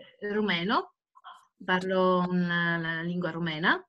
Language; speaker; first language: Italian; non-native, local second language; Romanian